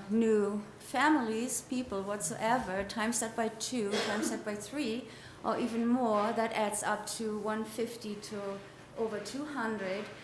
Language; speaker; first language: English; non-native, fluent; German